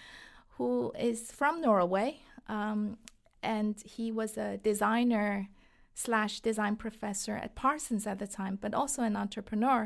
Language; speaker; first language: English; non-native, fluent; Chinese